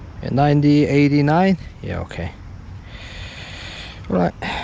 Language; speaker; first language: English; non-native, learner; Korean